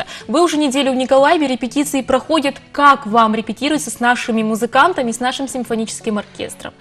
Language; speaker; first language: Russian; native; Russian